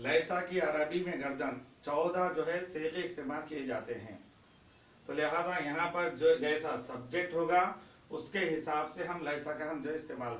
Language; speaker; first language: Hindi; non-native, fluent; Urdu